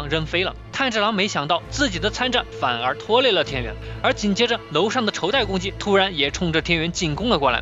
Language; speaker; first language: Chinese; native; Chinese